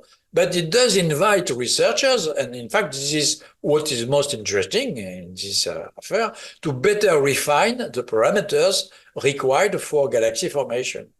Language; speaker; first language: English; non-native, fluent; French